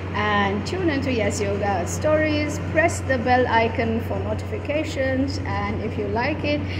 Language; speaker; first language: English; non-native, local second language; Marathi